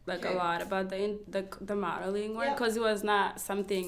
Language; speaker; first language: English; non-native, local second language; Kinyarwanda